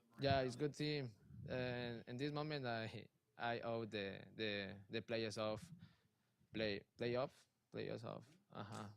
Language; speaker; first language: English; non-native, learner; Spanish